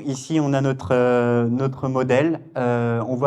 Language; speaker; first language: French; native; French